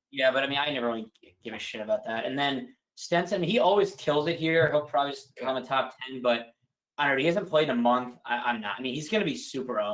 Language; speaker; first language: English; native; English